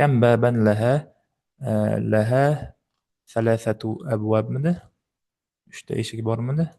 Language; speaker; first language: Arabic; non-native, fluent; Uzbek